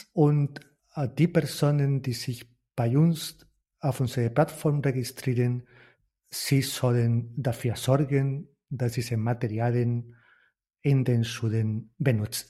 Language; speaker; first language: German; non-native, fluent; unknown